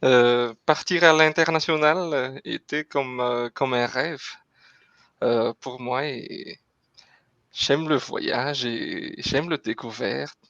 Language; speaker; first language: French; non-native, local second language; Malagasy